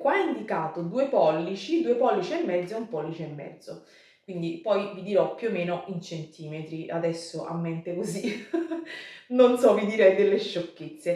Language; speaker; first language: Italian; native; Italian